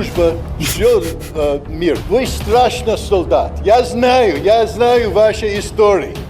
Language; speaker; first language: Russian; non-native, learner; English